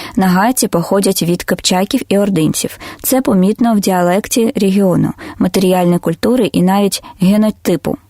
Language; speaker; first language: Ukrainian; non-native, local second language; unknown